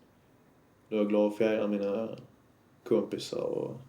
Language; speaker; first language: Swedish; native; Swedish